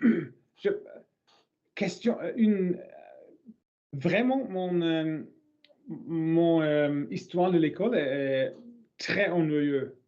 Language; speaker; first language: French; non-native, learner; English